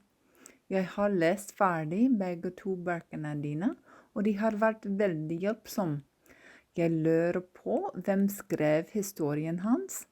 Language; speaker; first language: Norwegian; non-native, learner; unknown